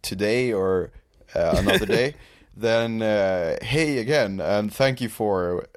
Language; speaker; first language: English; non-native, fluent; Swedish